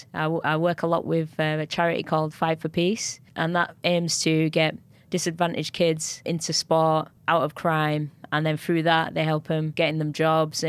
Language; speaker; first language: English; native; English